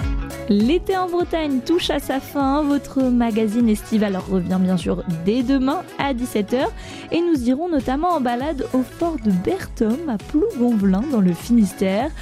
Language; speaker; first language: French; native; French